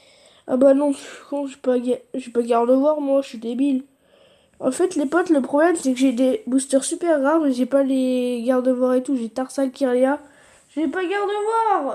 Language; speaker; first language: French; native; French